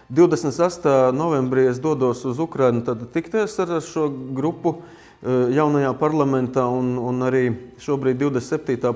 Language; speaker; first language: Latvian; native; Latvian